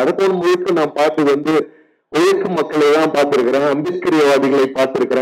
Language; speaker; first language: Tamil; native; Tamil